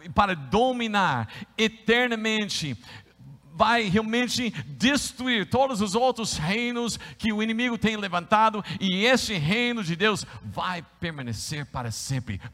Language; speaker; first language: Portuguese; non-native, fluent; English